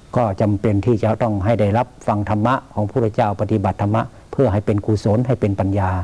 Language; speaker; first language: Thai; native; Thai